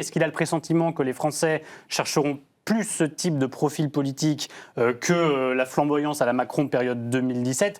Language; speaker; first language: French; native; French